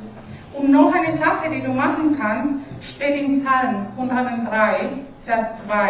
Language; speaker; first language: German; non-native, fluent; Spanish